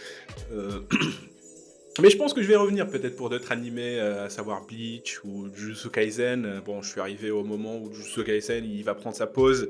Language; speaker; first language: French; native; French